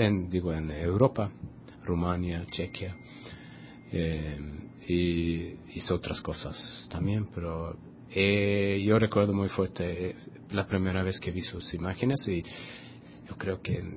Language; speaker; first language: Spanish; non-native, fluent; Swedish